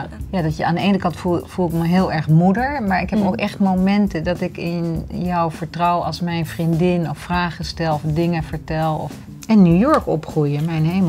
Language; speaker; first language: Dutch; native; Dutch